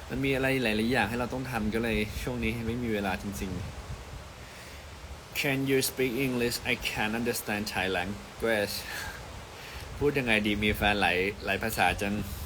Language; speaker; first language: Thai; native; Thai